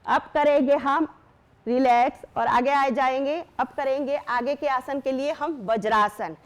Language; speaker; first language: Hindi; non-native, local second language; Gujarati